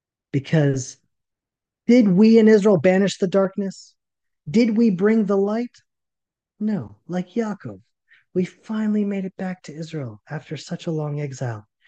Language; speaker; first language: English; native; English